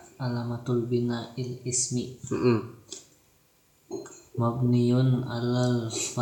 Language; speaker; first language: Arabic; non-native, learner; Indonesian